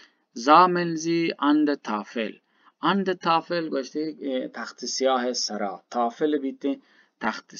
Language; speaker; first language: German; non-native, fluent; Baluchi